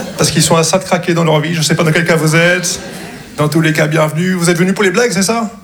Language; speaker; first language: French; non-native, local second language; Arabic